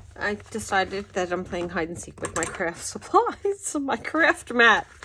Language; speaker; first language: English; native; English